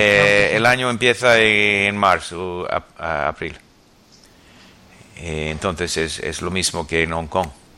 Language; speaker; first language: Spanish; non-native, fluent; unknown